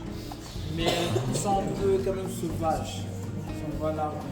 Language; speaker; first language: French; non-native, learner; Portuguese